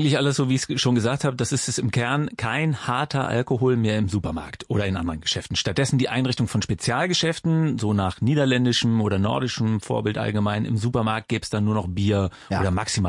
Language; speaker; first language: German; native; German